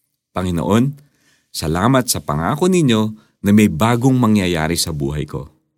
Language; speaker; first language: Filipino; native; Filipino